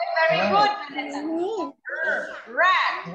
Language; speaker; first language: English; non-native, fluent; Indonesian